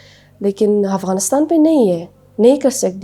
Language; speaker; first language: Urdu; non-native, learner; Persian